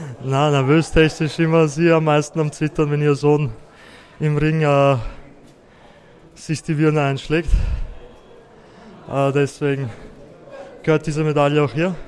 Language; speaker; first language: German; early bilingual, other home language; Serbian